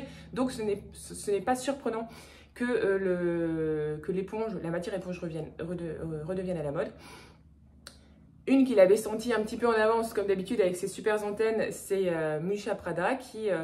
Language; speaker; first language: French; native; French